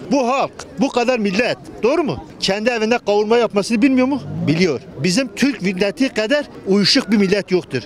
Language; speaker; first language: Turkish; native; Turkish